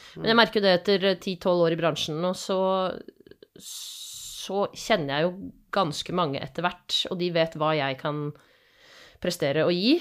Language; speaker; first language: Norwegian; native; Norwegian